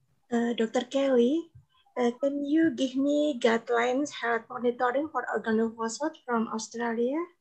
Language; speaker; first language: English; non-native, learner; Indonesian